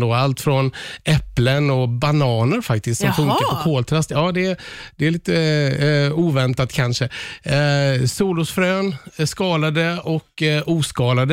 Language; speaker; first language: Swedish; native; Swedish